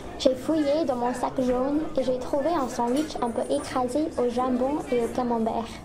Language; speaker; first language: French; non-native, fluent; English